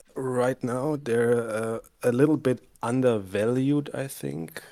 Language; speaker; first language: English; non-native, fluent; German